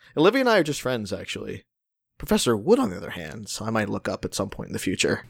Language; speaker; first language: English; early bilingual, other home language; Hindi